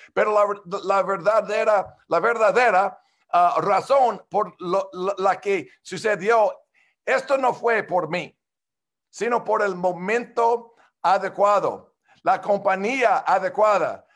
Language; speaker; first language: Spanish; non-native, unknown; English